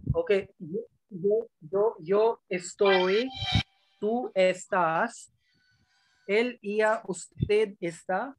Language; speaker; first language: Spanish; non-native, learner; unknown